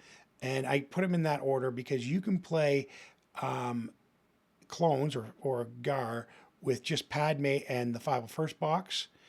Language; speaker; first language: English; native; English